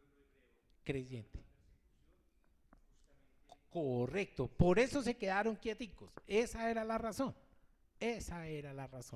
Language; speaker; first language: Spanish; native; Spanish